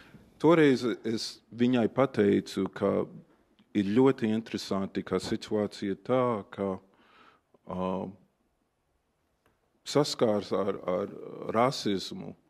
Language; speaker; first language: Latvian; non-native, fluent; English